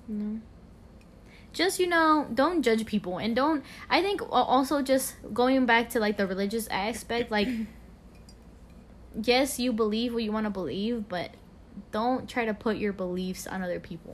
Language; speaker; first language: English; early bilingual, other home language; Spanish